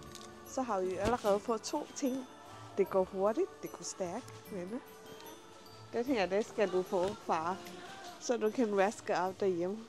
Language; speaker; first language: Danish; non-native, learner; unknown